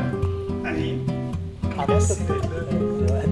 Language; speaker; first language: French; native; French